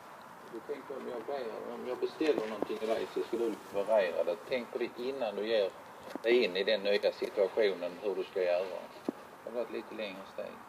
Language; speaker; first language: Swedish; native; Swedish